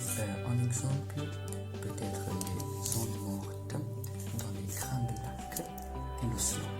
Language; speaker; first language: French; non-native, learner; Italian